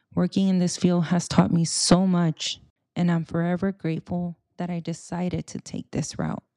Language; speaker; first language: English; early bilingual, other home language; Spanish